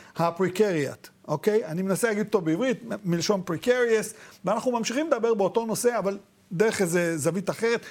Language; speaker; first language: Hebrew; native; Hebrew